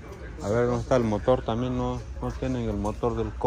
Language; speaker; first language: Spanish; native; Spanish